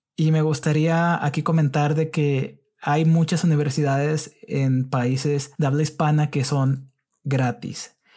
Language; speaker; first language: Spanish; native; Spanish